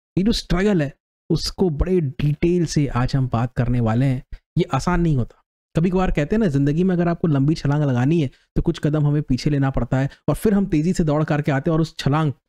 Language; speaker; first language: Hindi; native; Hindi